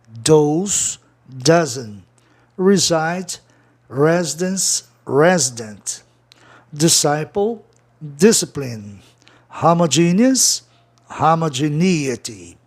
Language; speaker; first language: English; non-native, fluent; Portuguese